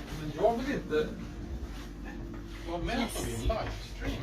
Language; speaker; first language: Swedish; native; Swedish